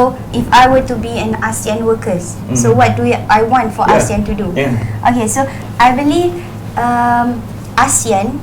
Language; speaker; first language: English; non-native, local second language; Malay